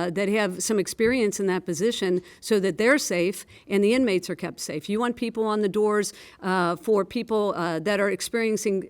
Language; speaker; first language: English; native; English